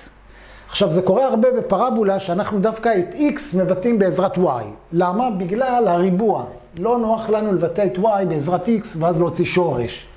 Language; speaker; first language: Hebrew; native; Hebrew